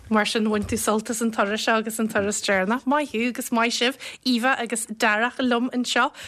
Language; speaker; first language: Irish; native; Irish